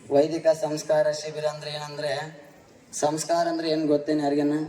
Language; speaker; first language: Kannada; non-native, fluent; Telugu